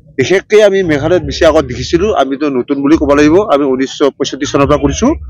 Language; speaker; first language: Assamese; non-native, local second language; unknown